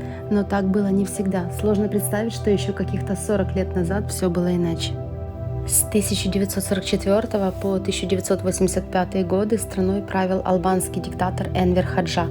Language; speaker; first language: Russian; native; Russian